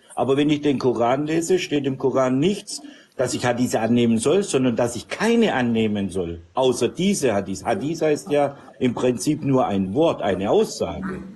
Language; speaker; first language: German; early bilingual, other home language; Turkish